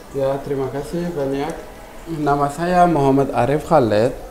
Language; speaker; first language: Indonesian; non-native, learner; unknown